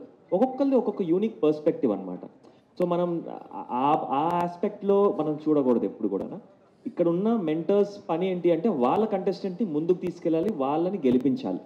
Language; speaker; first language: Telugu; native; Telugu